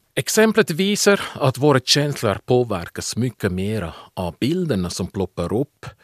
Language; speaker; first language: Swedish; non-native, fluent; Swiss German